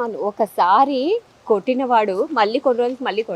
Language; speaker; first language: Telugu; native; Telugu